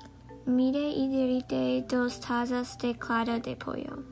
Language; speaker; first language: Spanish; non-native, learner; English